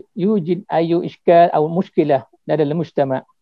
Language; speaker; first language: Arabic; non-native, fluent; Malay